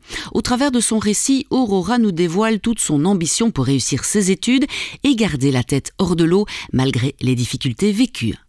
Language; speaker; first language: French; native; French